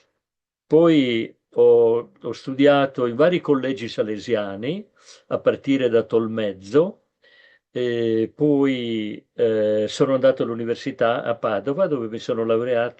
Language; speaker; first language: Italian; native; Italian